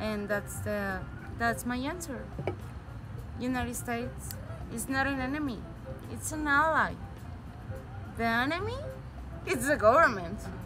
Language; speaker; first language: English; non-native, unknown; Spanish